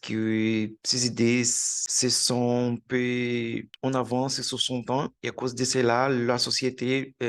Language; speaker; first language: French; non-native, learner; Portuguese